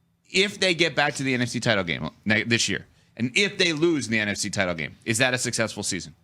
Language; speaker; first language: English; native; English